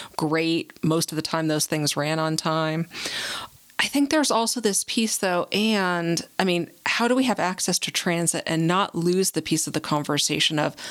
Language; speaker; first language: English; native; English